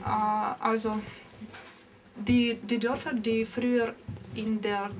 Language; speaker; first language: German; non-native, fluent; Russian